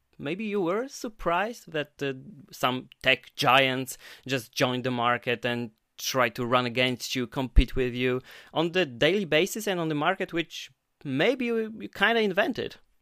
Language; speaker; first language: English; non-native, fluent; Polish